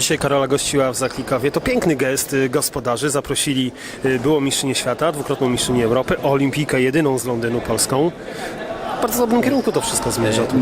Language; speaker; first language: Polish; native; Polish